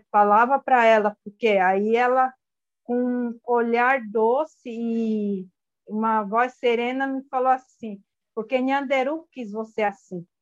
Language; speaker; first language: Portuguese; non-native, local second language; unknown